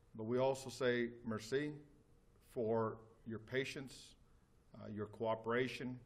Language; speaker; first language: English; early bilingual, other home language; Spanish